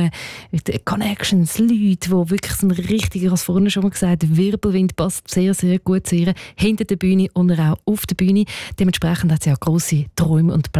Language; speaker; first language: German; native; German